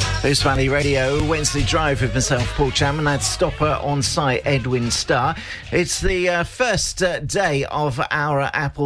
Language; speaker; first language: English; native; English